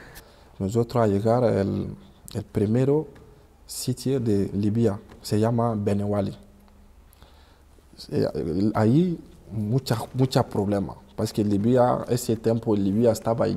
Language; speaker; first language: Spanish; non-native, learner; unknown